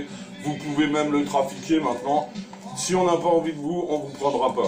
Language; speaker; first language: French; native; French